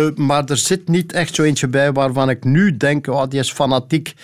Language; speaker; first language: Dutch; native; Dutch